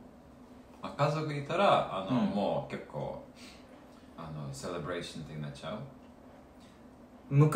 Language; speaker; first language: Japanese; non-native, fluent; Lithuanian